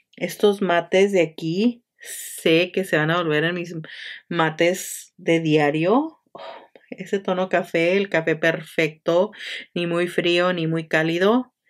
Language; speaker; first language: Spanish; early bilingual, heritage; Spanish